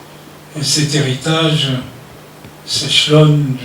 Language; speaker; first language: French; non-native, fluent; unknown